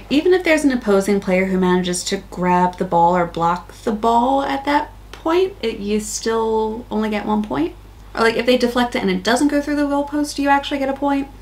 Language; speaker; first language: English; native; English